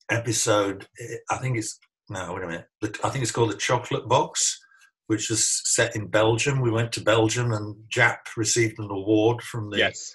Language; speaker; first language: English; native; English